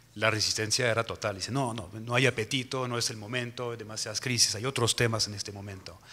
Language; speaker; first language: Spanish; non-native, fluent; French